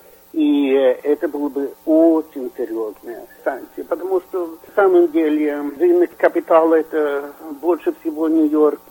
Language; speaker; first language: Russian; non-native, fluent; Swedish